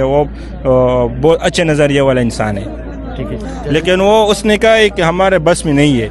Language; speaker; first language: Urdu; non-native, local second language; Pashto